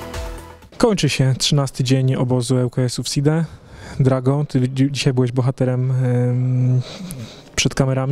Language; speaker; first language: Polish; native; Polish